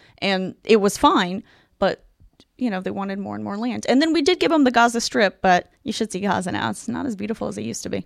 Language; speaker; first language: English; non-native, fluent; Russian